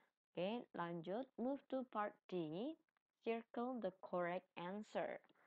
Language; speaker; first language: English; non-native, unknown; Indonesian